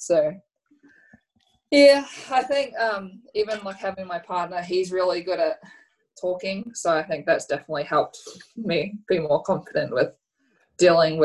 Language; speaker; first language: English; native; English